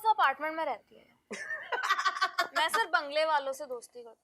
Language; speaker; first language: Hindi; native; Hindi